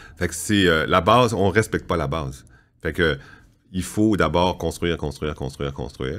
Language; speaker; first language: French; native; French